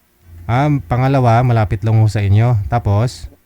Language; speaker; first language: Filipino; native; Filipino